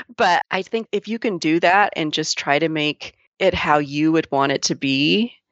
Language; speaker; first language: English; native; English